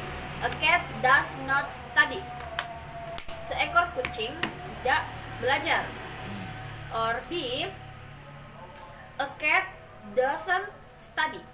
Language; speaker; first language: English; non-native, learner; Indonesian